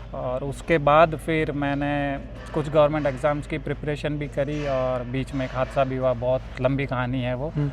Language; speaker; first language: Hindi; native; Hindi